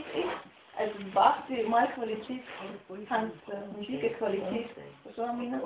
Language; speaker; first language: Danish; non-native, fluent; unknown